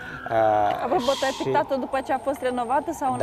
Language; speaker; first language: Romanian; native; Romanian